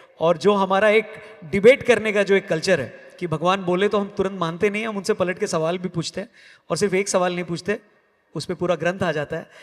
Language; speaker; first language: Hindi; native; Hindi